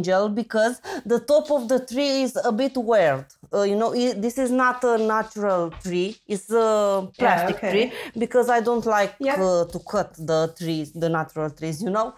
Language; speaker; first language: English; non-native, fluent; Romanian